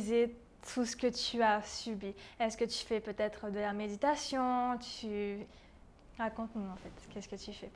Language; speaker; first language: French; native; French